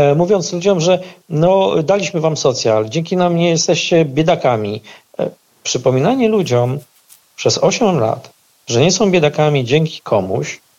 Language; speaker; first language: Polish; native; Polish